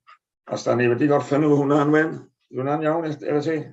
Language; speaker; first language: Welsh; native; Welsh